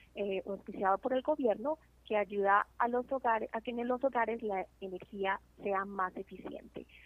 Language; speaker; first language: Spanish; native; Spanish